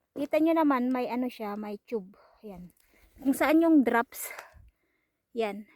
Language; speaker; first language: Filipino; non-native, local second language; Iloko